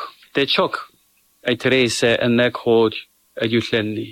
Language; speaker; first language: Hungarian; non-native, fluent; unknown